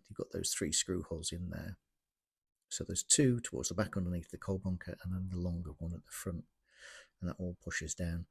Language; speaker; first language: English; native; English